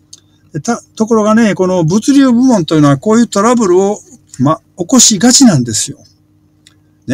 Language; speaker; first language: Japanese; native; Japanese